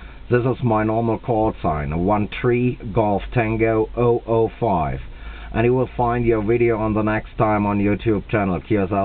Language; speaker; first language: English; non-native, fluent; German